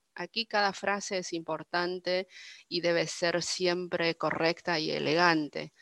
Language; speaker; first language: Spanish; non-native, fluent; Chinese